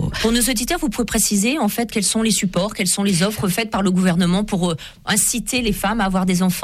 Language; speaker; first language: French; native; French